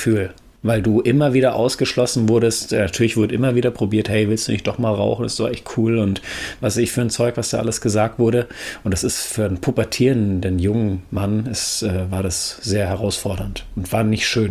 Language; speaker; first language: German; native; German